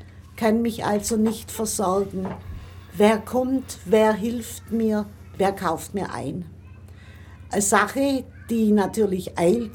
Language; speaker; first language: German; native; German